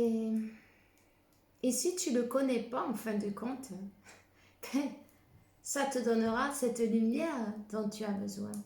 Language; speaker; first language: French; non-native, fluent; Spanish